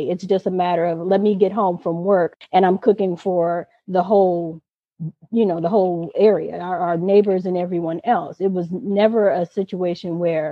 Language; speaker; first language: English; native; English